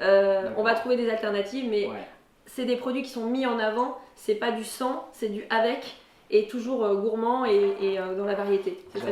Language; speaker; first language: French; native; French